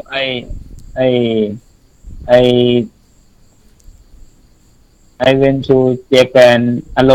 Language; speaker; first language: English; non-native, learner; Thai